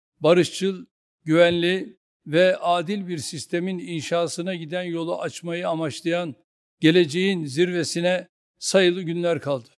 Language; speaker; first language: Turkish; native; Turkish